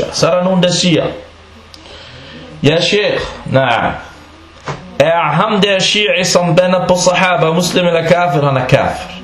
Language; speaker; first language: Danish; non-native, fluent; Arabic